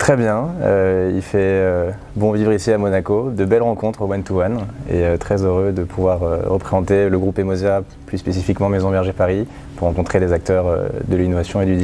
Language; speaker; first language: French; native; French